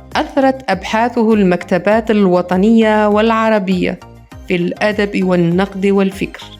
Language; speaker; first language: Arabic; native; Arabic